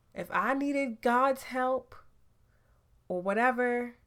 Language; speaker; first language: English; native; English